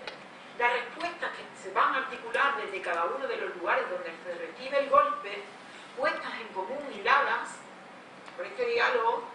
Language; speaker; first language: Spanish; native; Spanish